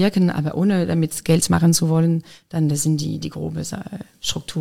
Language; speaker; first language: German; non-native, fluent; French